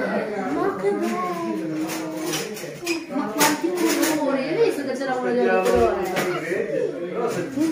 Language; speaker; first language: Italian; native; Italian